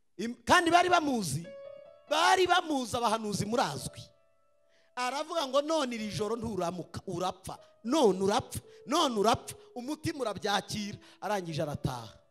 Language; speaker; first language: Kinyarwanda; native; Kinyarwanda